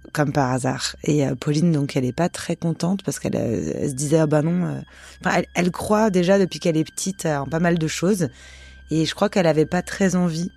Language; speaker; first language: French; native; French